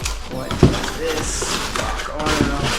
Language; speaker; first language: English; native; English